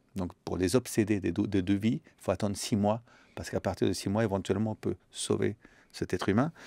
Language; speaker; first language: French; early bilingual, other home language; Spanish